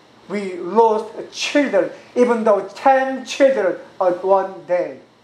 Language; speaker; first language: English; non-native, learner; Korean